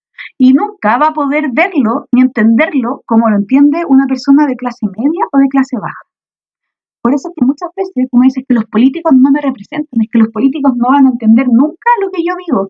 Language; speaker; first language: Spanish; native; Spanish